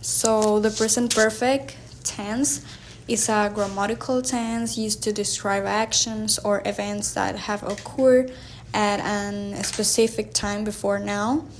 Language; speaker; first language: English; non-native, learner; Spanish